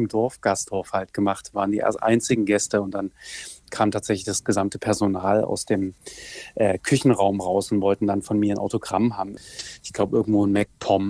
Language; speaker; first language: German; native; German